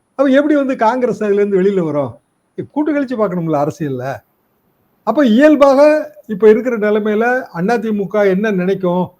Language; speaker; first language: Tamil; native; Tamil